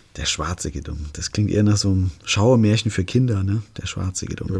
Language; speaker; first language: German; native; German